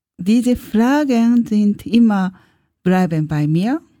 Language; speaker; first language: German; non-native, learner; Japanese